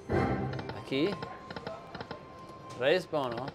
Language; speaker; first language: Spanish; non-native, learner; English